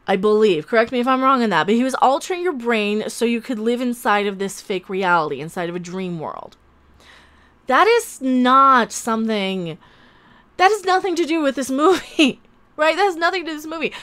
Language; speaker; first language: English; native; English